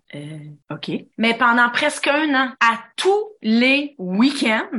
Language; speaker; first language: French; native; French